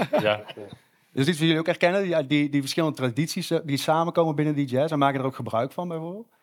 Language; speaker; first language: Dutch; native; Dutch